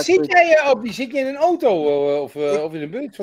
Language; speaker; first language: Dutch; native; Dutch